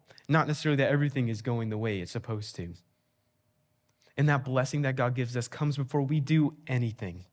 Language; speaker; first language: English; native; English